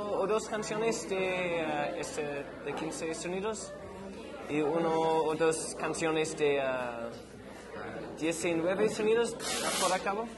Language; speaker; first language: Spanish; non-native, learner; English